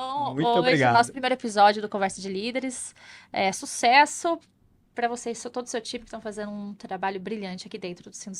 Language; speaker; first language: Portuguese; native; Portuguese